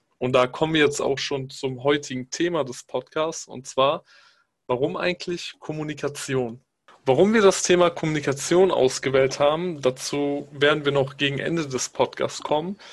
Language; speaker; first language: German; early bilingual, other home language; Pashto